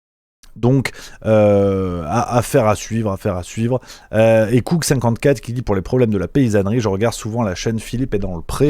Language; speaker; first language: French; native; French